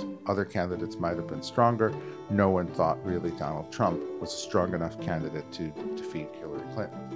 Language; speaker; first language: English; native; English